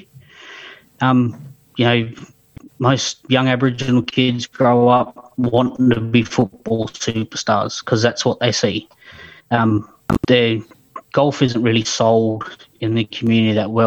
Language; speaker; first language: English; native; English